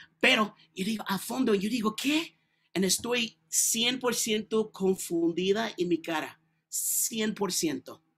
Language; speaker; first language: Spanish; non-native, learner; English